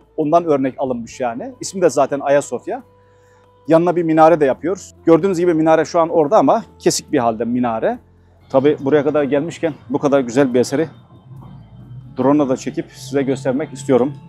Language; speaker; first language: Turkish; native; Turkish